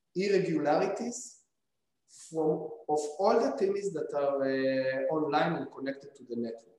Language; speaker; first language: English; non-native, fluent; Hebrew